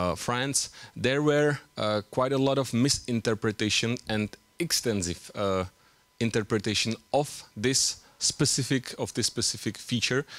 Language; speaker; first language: English; non-native, fluent; Czech